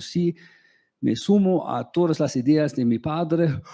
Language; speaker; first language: Spanish; non-native, fluent; German